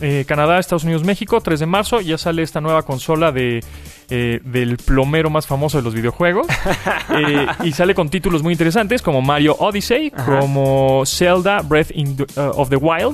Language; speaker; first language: Spanish; native; Spanish